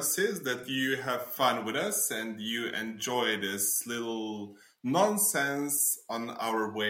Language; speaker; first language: English; non-native, fluent; Slovenian